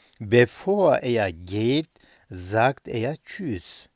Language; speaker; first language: German; non-native, fluent; Turkish